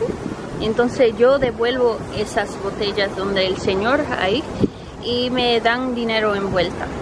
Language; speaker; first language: Spanish; early bilingual, heritage; Spanish